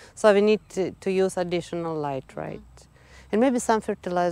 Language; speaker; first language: English; non-native, learner; Russian